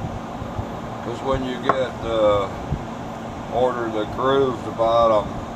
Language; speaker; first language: English; native; English